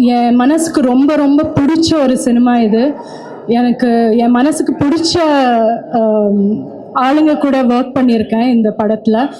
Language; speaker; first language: Tamil; non-native, fluent; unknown